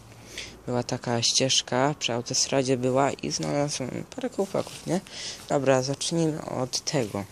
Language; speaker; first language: Polish; early bilingual, heritage; Polish